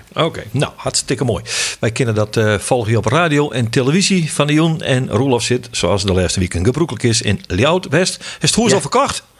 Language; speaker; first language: Dutch; non-native, local second language; Western Frisian